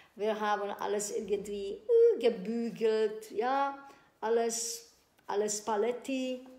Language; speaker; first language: German; non-native, learner; Czech